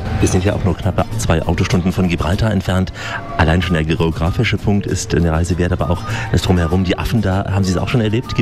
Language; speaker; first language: German; native; German